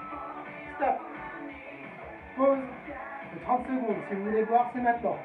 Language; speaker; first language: French; native; French